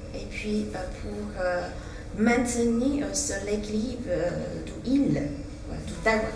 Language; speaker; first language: French; non-native, fluent; Chinese